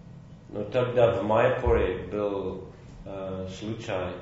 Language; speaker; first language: Russian; non-native, fluent; English